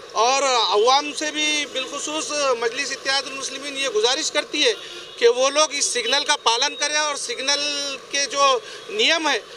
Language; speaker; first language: Hindi; non-native, local second language; Urdu